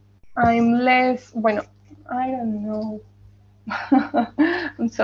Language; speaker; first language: English; non-native, learner; Spanish